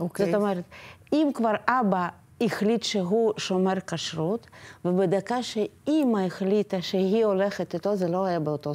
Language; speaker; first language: Hebrew; non-native, fluent; Russian